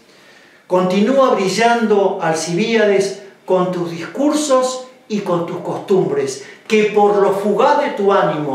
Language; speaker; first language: Spanish; native; Spanish